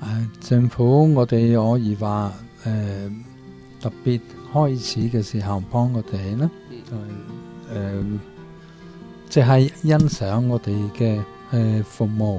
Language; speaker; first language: Cantonese; non-native, fluent; Italian